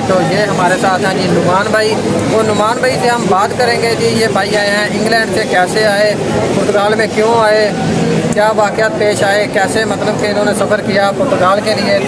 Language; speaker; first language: Urdu; non-native, local second language; Punjabi